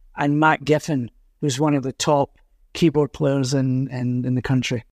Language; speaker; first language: English; native; English